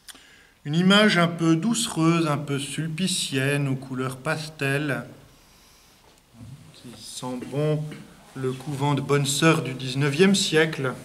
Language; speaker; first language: French; native; French